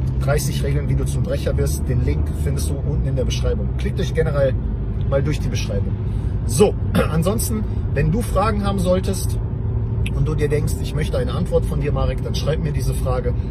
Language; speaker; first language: German; native; German